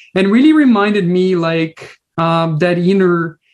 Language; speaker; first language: English; non-native, fluent; Portuguese